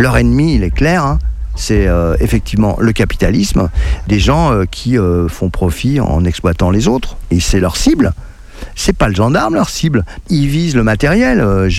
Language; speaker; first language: French; native; French